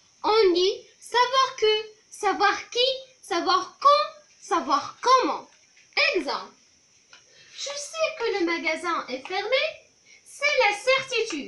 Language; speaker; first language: French; non-native, local second language; Arabic